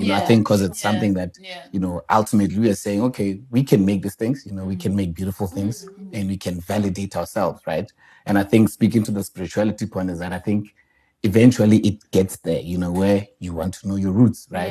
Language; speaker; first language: English; non-native, local second language; Northern Sotho